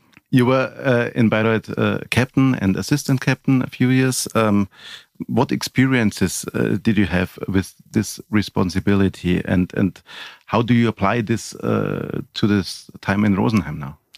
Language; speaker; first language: English; non-native, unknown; German